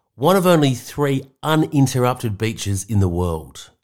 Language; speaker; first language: English; native; English